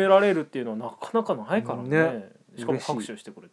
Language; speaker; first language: Japanese; native; Japanese